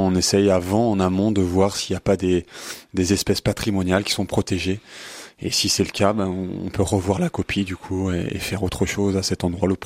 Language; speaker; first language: French; native; French